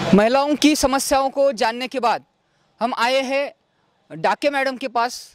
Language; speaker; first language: Hindi; non-native, local second language; Marathi